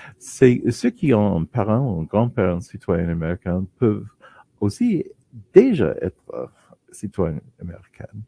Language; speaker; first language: French; non-native, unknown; English